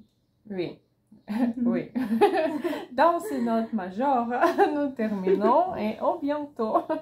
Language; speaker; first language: French; non-native, learner; Russian